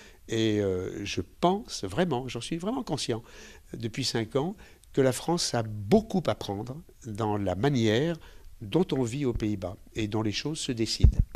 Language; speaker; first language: French; native; French